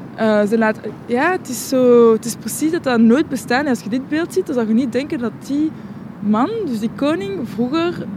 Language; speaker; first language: Dutch; non-native, local second language; French